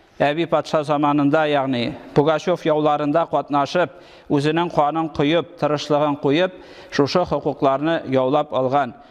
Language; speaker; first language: Tatar; native; Tatar